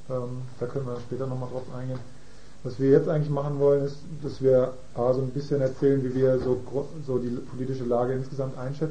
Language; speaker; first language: German; native; German